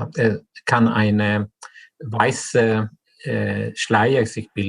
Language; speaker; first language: German; non-native, fluent; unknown